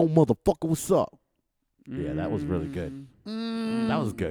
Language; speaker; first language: English; native; English